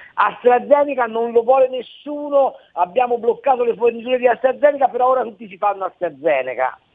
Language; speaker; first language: Italian; native; Italian